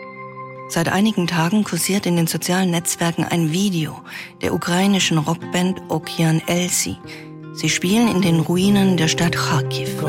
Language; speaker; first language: German; native; German